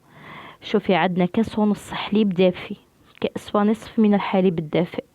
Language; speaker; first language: Arabic; native; Arabic